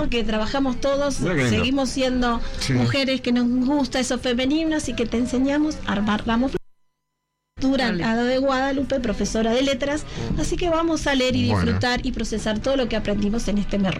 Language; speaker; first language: Spanish; native; Spanish